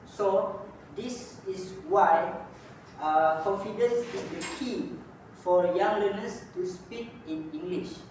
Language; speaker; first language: English; non-native, local second language; Malay